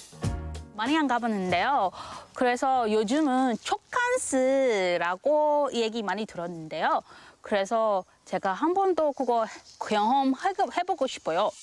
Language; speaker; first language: Korean; non-native, learner; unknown